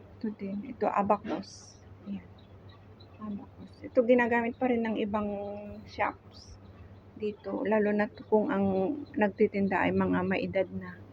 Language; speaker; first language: Filipino; non-native, local second language; Iloko